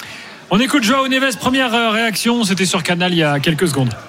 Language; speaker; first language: French; native; French